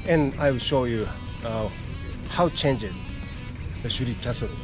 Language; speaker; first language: English; non-native, learner; Japanese